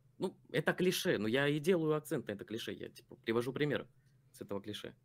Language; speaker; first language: Russian; native; Russian